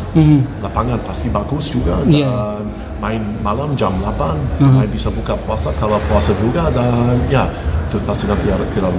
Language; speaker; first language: Indonesian; non-native, fluent; English